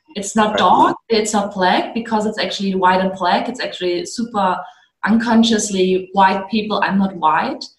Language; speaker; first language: English; non-native, fluent; German